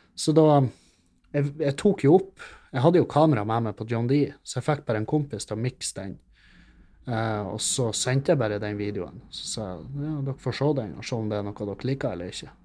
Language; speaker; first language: Norwegian; native; Norwegian